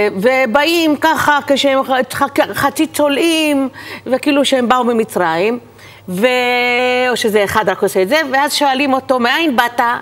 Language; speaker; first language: Hebrew; native; Hebrew